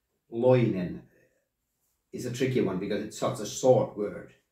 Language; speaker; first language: English; non-native, fluent; Finnish